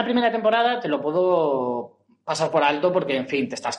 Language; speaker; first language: Spanish; native; Spanish